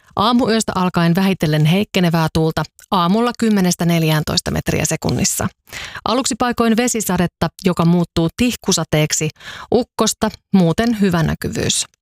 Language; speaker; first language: Finnish; native; Finnish